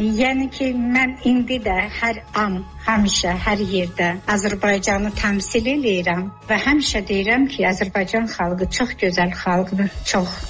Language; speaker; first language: Azerbaijani; non-native, fluent; Georgian